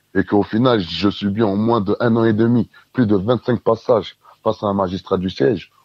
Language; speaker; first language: French; native; French